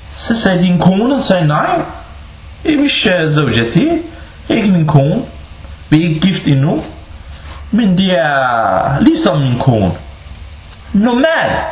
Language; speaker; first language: Danish; early bilingual, other home language; Bosnian